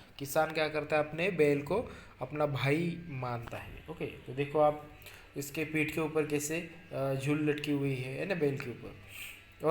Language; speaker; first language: Hindi; non-native, local second language; Marathi